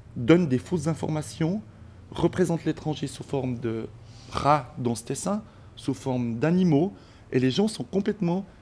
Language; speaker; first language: French; early bilingual, other home language; Spanish